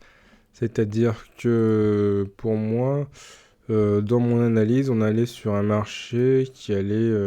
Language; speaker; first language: French; native; French